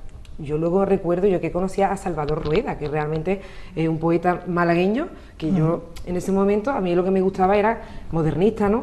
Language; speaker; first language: Spanish; native; Spanish